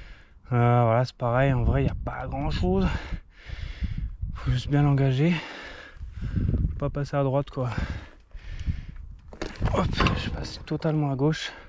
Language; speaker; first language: French; native; French